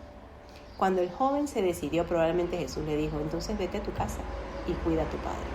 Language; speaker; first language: Spanish; native; Spanish